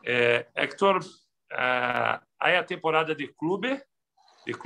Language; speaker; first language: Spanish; non-native, learner; Portuguese